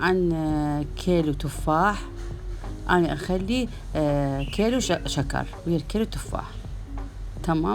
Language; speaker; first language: Arabic; native; Arabic